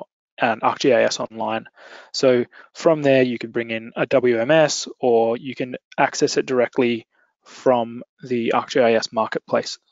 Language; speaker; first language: English; native; English